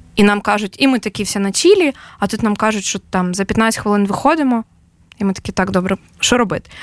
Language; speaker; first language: Ukrainian; native; Ukrainian